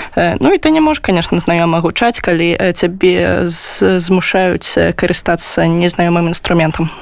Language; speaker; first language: Belarusian; non-native, local second language; Russian